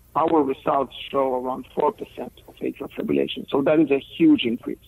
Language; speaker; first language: English; non-native, fluent; Spanish